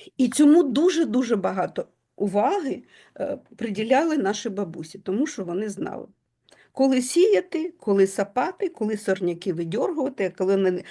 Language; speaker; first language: Ukrainian; non-native, local second language; Russian